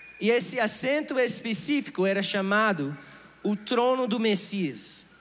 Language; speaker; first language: Portuguese; non-native, fluent; English